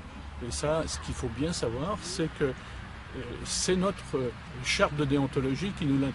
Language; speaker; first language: French; native; French